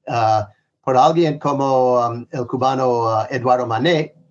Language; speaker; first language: Spanish; non-native, fluent; English